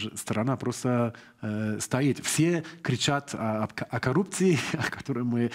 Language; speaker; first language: Russian; non-native, fluent; German